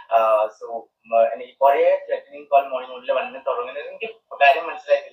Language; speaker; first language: Malayalam; non-native, fluent; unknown